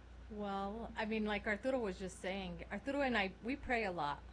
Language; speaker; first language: English; early bilingual, other home language; Spanish